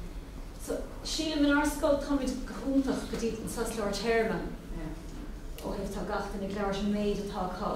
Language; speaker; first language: Irish; non-native, local second language; English